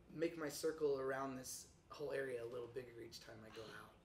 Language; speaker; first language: English; native; English